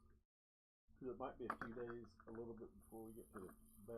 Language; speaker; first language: English; native; English